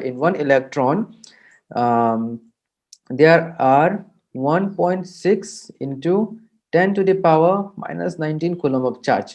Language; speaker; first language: English; non-native, local second language; Hindi